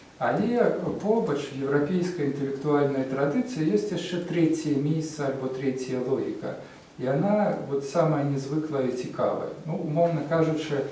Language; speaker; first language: Belarusian; non-native, local second language; Russian